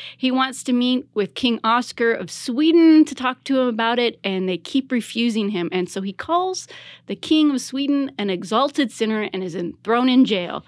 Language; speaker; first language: English; native; English